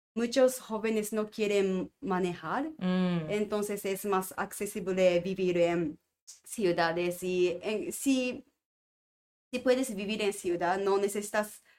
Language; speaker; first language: Spanish; non-native, learner; Japanese